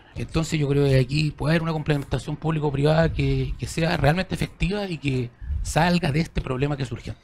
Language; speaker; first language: Spanish; native; Spanish